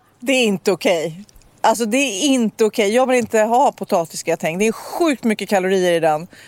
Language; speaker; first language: Swedish; native; Swedish